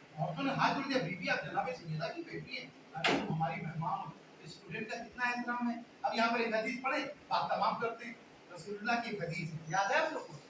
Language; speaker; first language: Urdu; native; Urdu